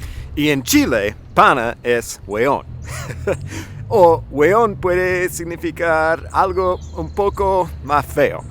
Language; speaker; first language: Spanish; non-native, fluent; English